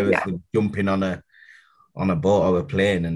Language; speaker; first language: English; native; English